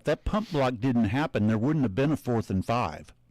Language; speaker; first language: English; native; English